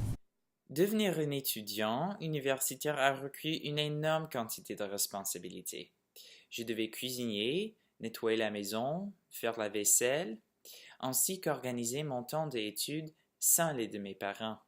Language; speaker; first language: French; non-native, local second language; English